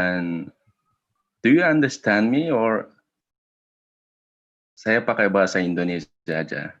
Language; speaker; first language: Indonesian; non-native, fluent; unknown